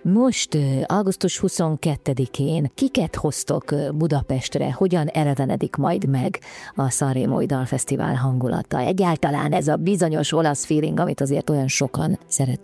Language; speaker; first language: Hungarian; native; Hungarian